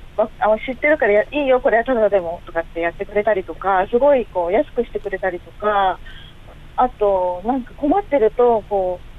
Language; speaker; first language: Japanese; native; Japanese